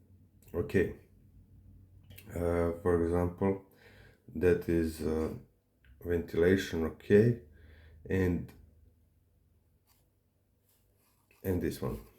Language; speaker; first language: English; non-native, learner; Serbian